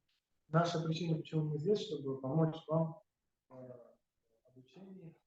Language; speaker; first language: Russian; non-native, learner; Spanish